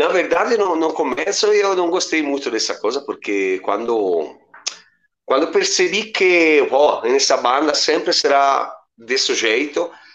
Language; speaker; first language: Portuguese; non-native, learner; Italian